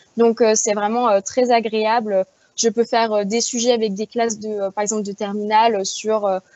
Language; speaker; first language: French; native; French